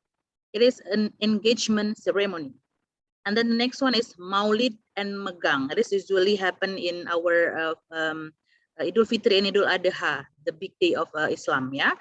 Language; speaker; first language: English; non-native, fluent; Indonesian